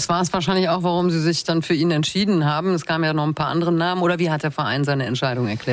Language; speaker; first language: German; native; German